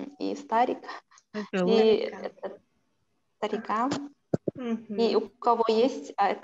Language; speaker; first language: Russian; non-native, local second language; Kazakh